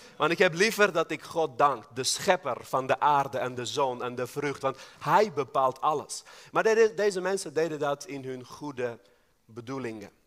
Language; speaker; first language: Dutch; non-native, fluent; Armenian